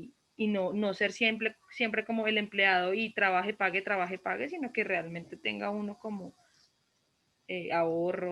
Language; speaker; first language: Spanish; native; Spanish